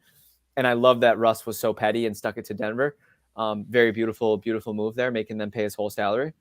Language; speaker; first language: English; native; English